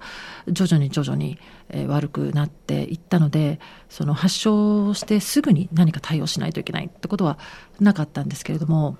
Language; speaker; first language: Japanese; native; Japanese